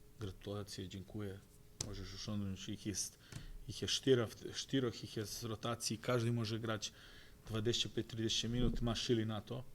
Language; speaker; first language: Polish; non-native, fluent; Croatian